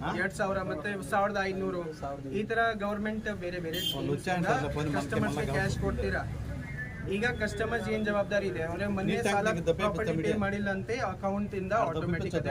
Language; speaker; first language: Kannada; non-native, fluent; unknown